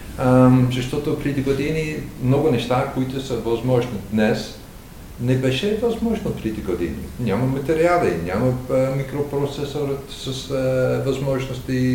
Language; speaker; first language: Bulgarian; non-native, learner; English